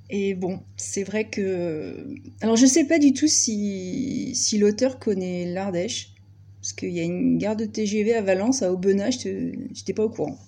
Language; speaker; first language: French; native; French